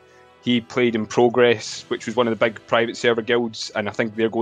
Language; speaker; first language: English; native; English